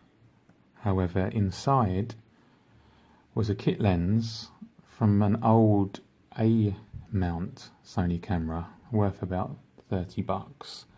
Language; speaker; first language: English; native; English